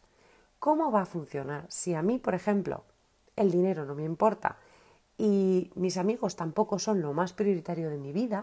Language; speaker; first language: Spanish; native; Spanish